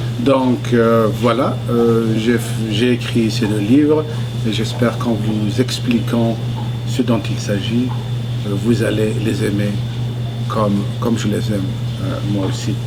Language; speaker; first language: French; non-native, local second language; Arabic